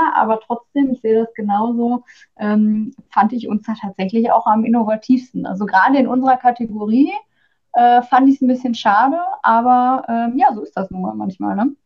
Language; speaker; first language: German; native; German